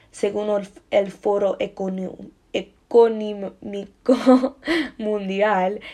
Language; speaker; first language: Spanish; non-native, learner; English